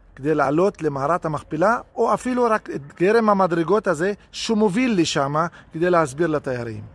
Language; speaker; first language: Hebrew; non-native, local second language; Arabic